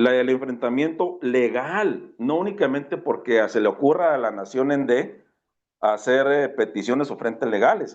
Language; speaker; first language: Spanish; native; Spanish